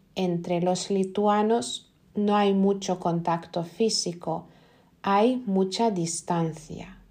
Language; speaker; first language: Spanish; non-native, fluent; Lithuanian